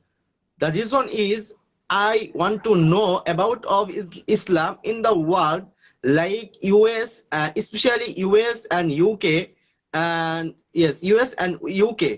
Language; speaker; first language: English; non-native, learner; Bangla